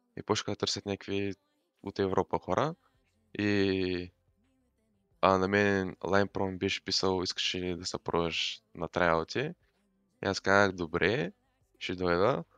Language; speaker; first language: Bulgarian; non-native, local second language; Turkish